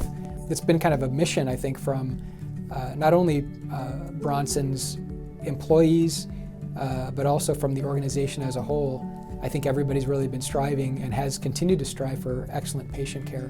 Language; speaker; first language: English; native; English